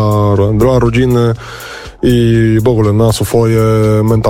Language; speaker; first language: Polish; non-native, fluent; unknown